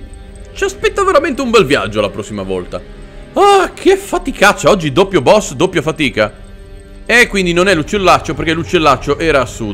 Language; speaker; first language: Italian; native; Italian